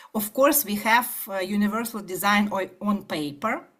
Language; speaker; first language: English; non-native, fluent; Ukrainian